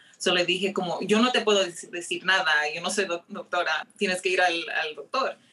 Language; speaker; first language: Spanish; early bilingual, heritage; Spanish